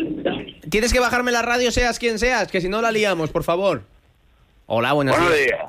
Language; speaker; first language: Spanish; native; Spanish